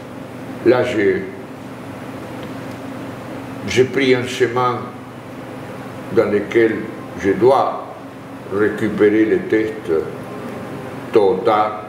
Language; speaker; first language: French; non-native, fluent; Spanish